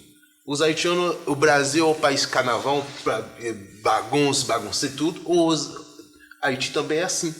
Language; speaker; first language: Portuguese; non-native, fluent; Haitian Creole